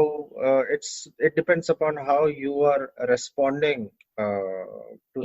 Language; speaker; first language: English; non-native, local second language; Hindi